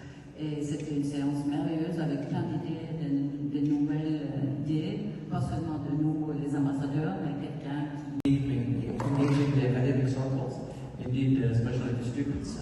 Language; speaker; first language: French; non-native, fluent; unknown